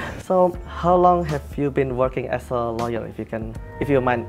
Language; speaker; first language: English; non-native, fluent; Indonesian